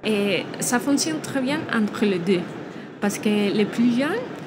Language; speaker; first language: French; non-native, learner; Spanish